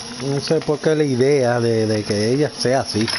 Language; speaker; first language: Spanish; native; Spanish